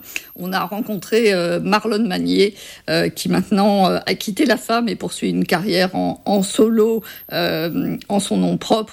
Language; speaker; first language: French; native; French